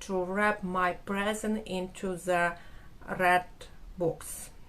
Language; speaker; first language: English; non-native, fluent; Ukrainian